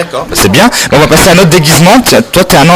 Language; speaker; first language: French; non-native, fluent; Arabic